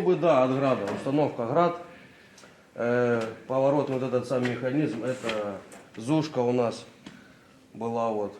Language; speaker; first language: Russian; native; Russian